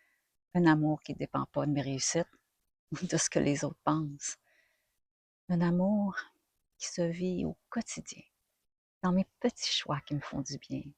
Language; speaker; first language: French; native; French